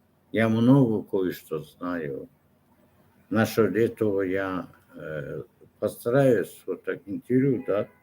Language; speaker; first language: Russian; non-native, local second language; Turkmen